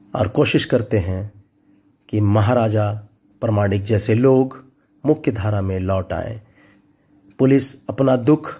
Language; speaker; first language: Hindi; native; Hindi